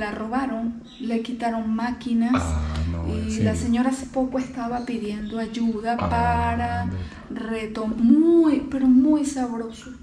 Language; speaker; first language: Spanish; native; Spanish